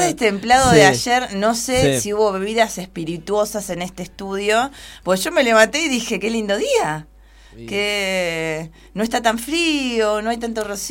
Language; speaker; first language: Spanish; native; Spanish